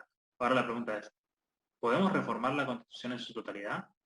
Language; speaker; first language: Spanish; native; Spanish